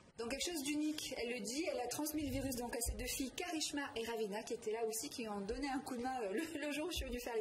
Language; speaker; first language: French; native; French